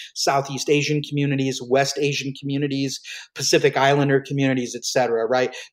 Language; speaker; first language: English; early bilingual, other home language; Hindi